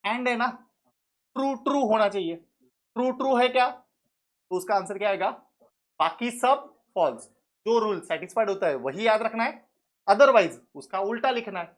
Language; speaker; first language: Hindi; non-native, local second language; Marathi